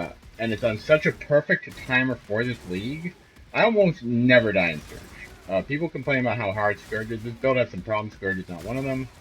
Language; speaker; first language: English; native; English